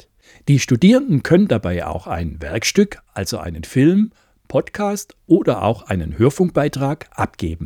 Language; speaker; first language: German; native; German